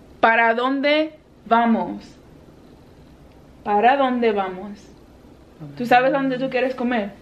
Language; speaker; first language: Spanish; early bilingual, heritage; Spanish